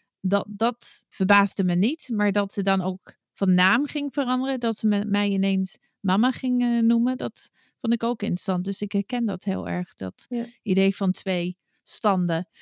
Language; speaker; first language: Dutch; non-native, fluent; English